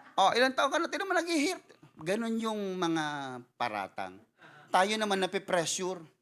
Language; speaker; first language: Filipino; non-native, local second language; Cebuano